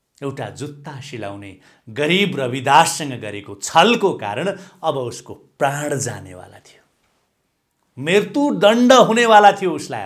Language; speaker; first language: Nepali; native; Nepali